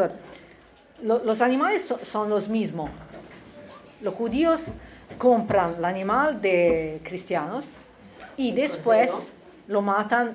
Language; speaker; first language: Spanish; non-native, learner; Italian